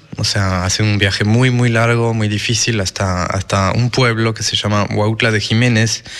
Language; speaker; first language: Spanish; non-native, fluent; French